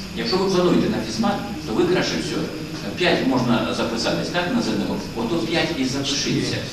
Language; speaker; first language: Ukrainian; native; Ukrainian